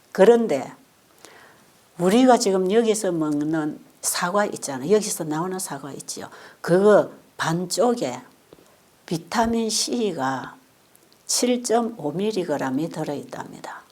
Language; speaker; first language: Korean; native; Korean